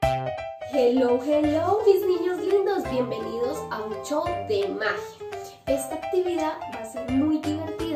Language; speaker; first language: Spanish; native; Spanish